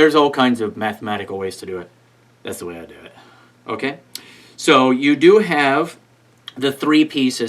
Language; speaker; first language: English; native; English